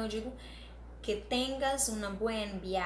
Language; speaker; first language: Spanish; non-native, learner; Portuguese